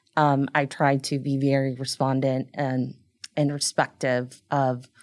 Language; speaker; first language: English; early bilingual, other home language; Spanish